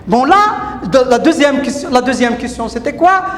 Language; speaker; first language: French; non-native, local second language; Arabic